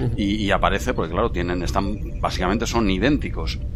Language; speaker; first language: Spanish; native; Spanish